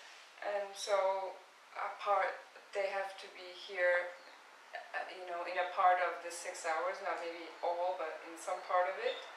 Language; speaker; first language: English; non-native, fluent; Turkish